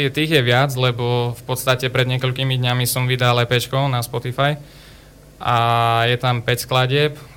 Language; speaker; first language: Slovak; non-native, local second language; Rusyn